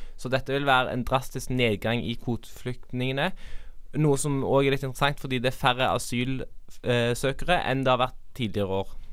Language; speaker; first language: Norwegian; native; Norwegian